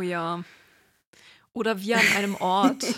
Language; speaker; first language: German; native; German